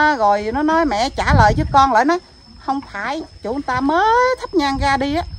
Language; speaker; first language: Vietnamese; non-native, local second language; Khmer